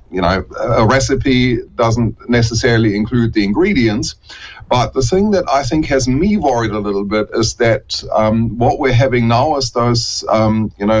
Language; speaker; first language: English; non-native, fluent; German